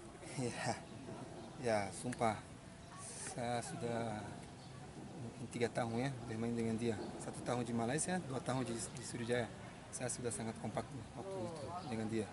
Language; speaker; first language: Indonesian; non-native, fluent; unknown